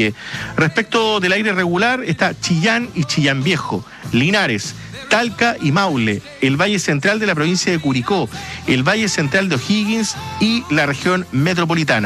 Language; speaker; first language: Spanish; native; Spanish